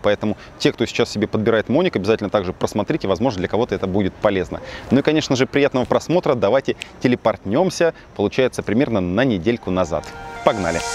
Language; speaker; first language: Russian; native; Russian